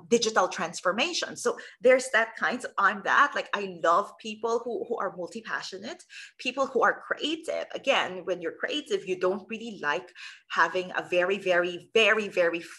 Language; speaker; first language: English; non-native, local second language; Filipino